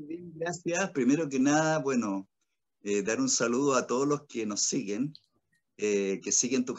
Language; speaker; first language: Spanish; native; Spanish